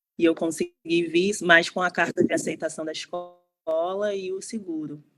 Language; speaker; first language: Portuguese; native; Portuguese